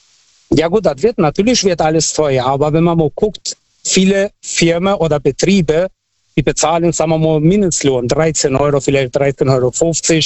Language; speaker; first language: German; non-native, fluent; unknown